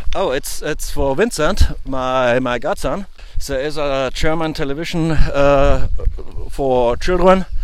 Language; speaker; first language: English; non-native, learner; German